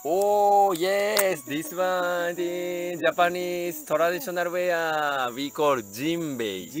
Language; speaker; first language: English; non-native, learner; Japanese